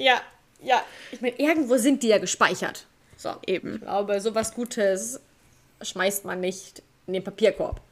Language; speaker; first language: German; native; German